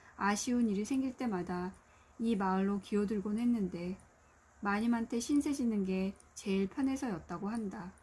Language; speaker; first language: Korean; native; Korean